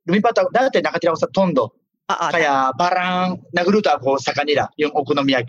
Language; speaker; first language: Filipino; non-native, learner; Japanese